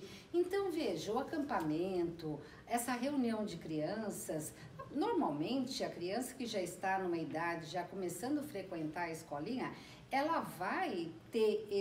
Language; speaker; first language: Portuguese; native; Portuguese